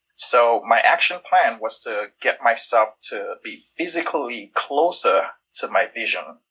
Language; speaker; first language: English; non-native, local second language; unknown